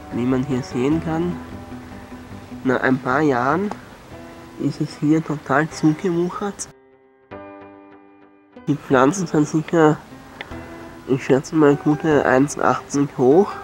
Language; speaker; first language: German; non-native, local second language; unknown